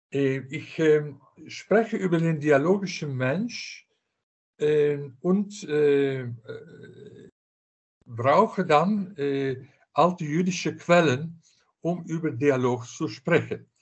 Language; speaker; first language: German; non-native, fluent; Dutch